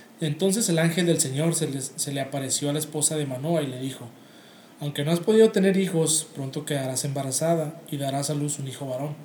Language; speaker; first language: Spanish; native; Spanish